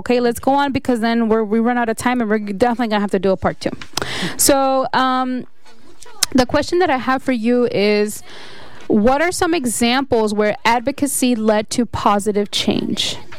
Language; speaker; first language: English; early bilingual, other home language; Spanish